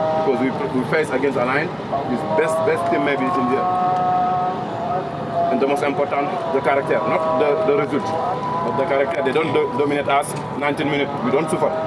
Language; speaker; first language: English; non-native, learner; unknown